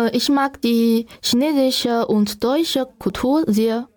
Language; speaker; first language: German; non-native, learner; Chinese